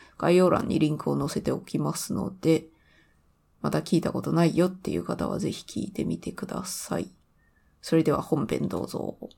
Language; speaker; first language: Japanese; native; Japanese